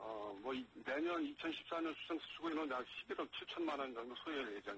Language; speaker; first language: Korean; native; Korean